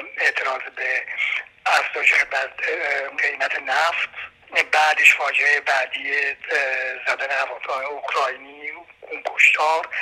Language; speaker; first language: Persian; native; Persian